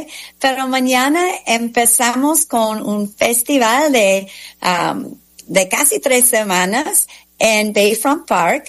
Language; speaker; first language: Spanish; non-native, fluent; English